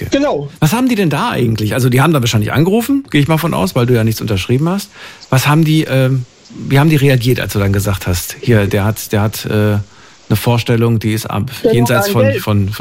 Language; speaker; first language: German; native; German